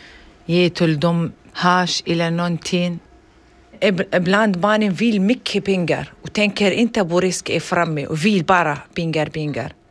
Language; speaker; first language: Swedish; non-native, learner; Arabic